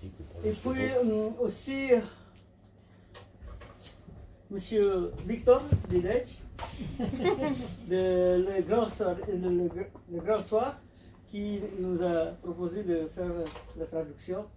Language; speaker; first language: French; non-native, fluent; Indonesian